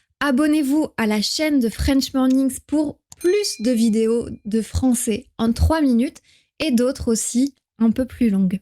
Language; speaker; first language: French; native; French